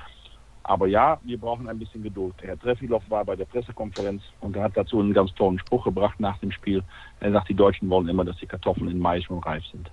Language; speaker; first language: German; native; German